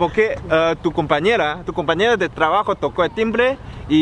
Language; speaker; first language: Spanish; non-native, fluent; Chinese